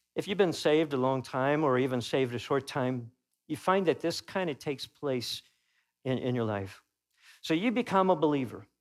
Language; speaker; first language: English; native; English